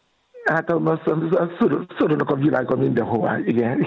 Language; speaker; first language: Hungarian; non-native, learner; Yoruba